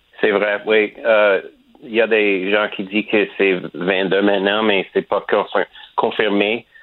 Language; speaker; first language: French; non-native, learner; English